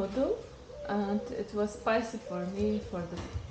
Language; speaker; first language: English; non-native, learner; Russian